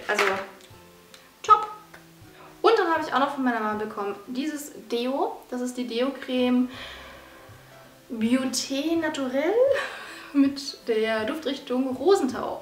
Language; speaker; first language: German; native; German